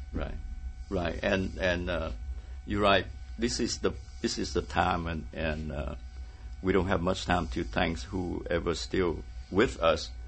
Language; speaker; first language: English; non-native, fluent; Vietnamese